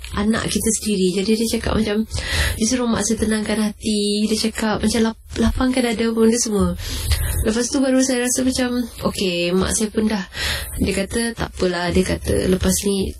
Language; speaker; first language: Malay; non-native, local second language; Iban